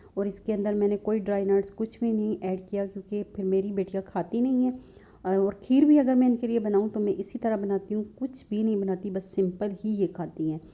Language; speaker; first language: Urdu; non-native, local second language; Punjabi